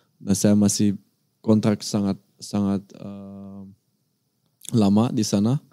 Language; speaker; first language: Indonesian; non-native, learner; Dutch